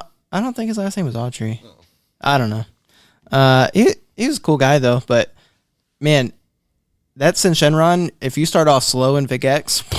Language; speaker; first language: English; native; English